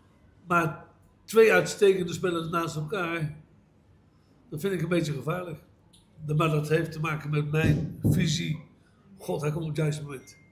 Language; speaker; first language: Dutch; native; Dutch